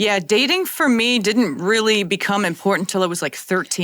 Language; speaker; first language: English; native; English